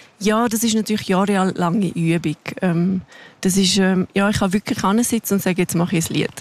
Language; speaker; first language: German; non-native, local second language; Romansh